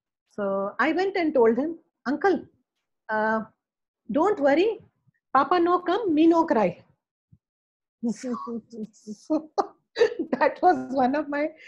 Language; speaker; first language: English; early bilingual, other home language; Hindi